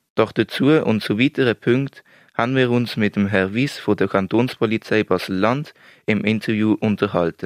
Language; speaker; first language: German; native; German